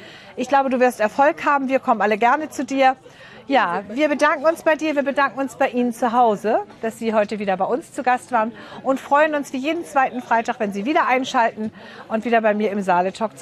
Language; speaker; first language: German; native; German